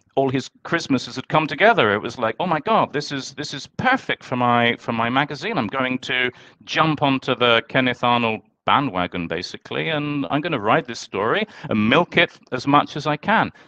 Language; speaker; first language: English; native; English